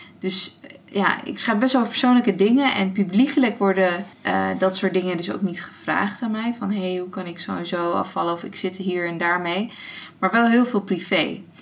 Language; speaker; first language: Dutch; early bilingual, other home language; Armenian